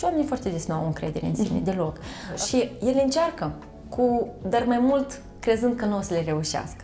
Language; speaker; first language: Romanian; native; Romanian